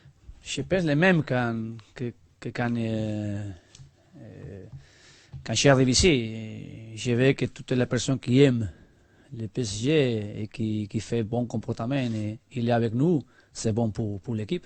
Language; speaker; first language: French; non-native, learner; Spanish